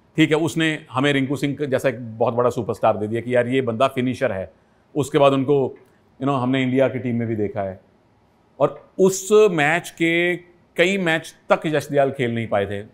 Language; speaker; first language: Hindi; native; Hindi